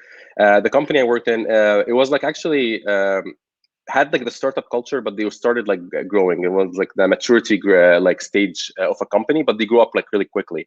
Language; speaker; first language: English; non-native, local second language; Arabic